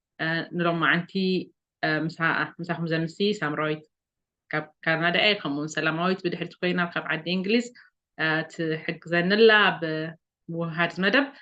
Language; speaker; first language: Tigrinya; native; Tigrinya